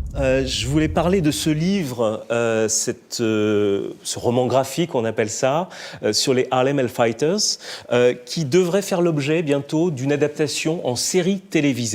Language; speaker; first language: French; native; French